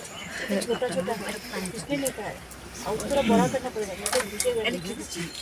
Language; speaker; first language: Hindi; non-native, local second language; Bangla